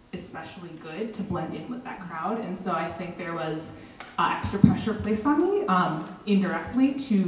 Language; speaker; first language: English; native; English